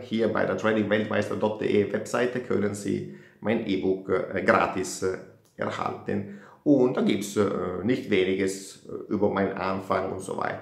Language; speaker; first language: German; non-native, fluent; Italian